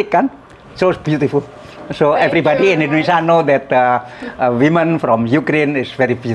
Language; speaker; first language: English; non-native, learner; Indonesian